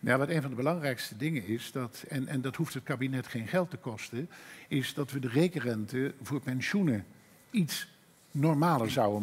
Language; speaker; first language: Dutch; native; Dutch